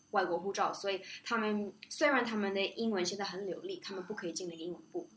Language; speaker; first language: Chinese; early bilingual, other home language; English